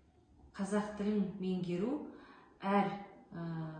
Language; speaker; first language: Kazakh; non-native, local second language; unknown